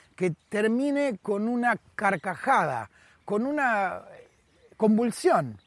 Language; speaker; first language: Spanish; native; Spanish